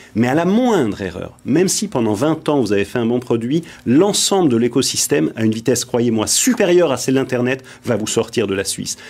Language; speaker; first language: French; native; French